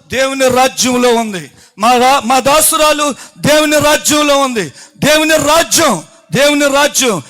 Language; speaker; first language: Telugu; native; Telugu